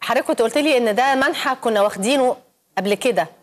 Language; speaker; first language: Arabic; native; Arabic